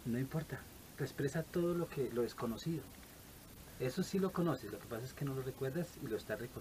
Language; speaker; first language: Spanish; native; Spanish